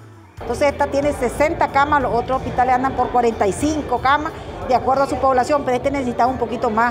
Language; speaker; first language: Spanish; native; Spanish